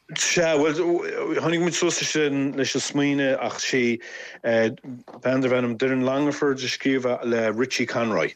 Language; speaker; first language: Irish; native; Irish